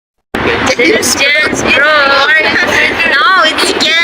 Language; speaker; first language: English; non-native, local second language; Filipino